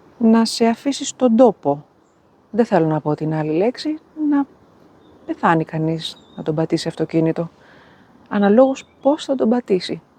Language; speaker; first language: Greek; native; Greek